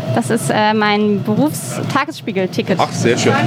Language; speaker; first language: German; native; German